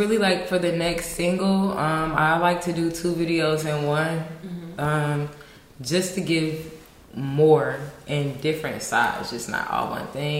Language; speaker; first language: English; native; English